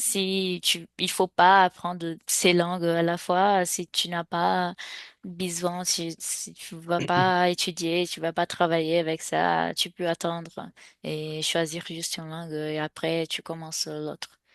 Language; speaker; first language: French; non-native, fluent; Portuguese